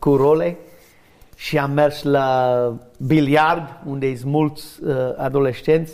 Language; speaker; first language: Romanian; non-native, learner; English